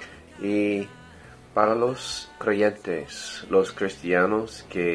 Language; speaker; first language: Spanish; non-native, learner; English